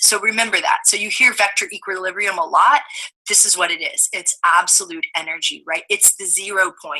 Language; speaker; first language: English; native; English